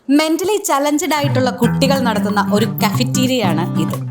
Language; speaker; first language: Malayalam; native; Malayalam